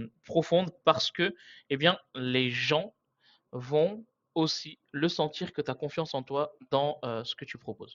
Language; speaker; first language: French; native; French